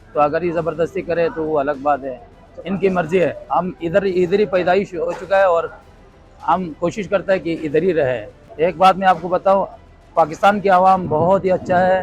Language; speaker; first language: Hindi; non-native, local second language; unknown